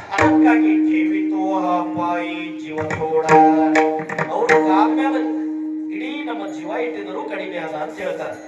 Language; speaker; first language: Kannada; non-native, local second language; Marathi